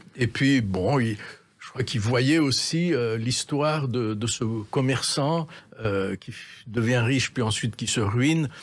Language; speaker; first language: French; native; French